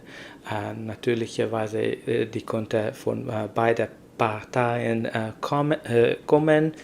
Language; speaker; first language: German; non-native, learner; Hungarian